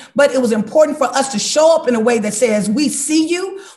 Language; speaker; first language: English; native; English